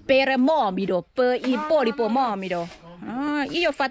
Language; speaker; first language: Italian; non-native, learner; Thai